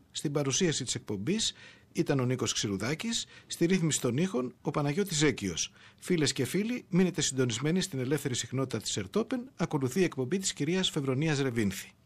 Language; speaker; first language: Greek; native; Greek